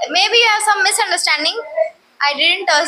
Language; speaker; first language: English; non-native, learner; Hindi